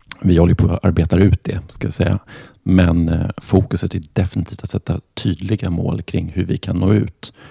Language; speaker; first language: Swedish; native; Swedish